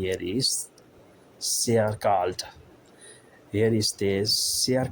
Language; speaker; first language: German; non-native, learner; Urdu